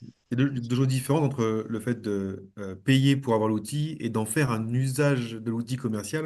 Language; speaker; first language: French; native; French